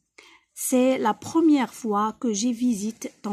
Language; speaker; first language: French; non-native, local second language; Arabic